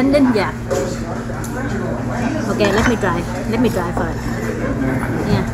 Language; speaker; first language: English; non-native, learner; Vietnamese